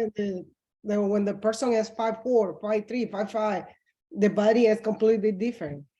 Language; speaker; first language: English; non-native, learner; Spanish